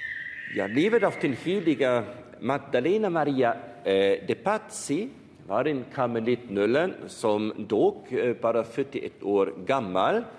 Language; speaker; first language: Swedish; non-native, fluent; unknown